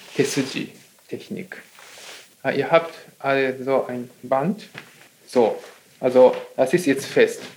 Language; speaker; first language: German; non-native, learner; Japanese